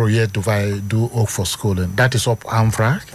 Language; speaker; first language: Dutch; non-native, learner; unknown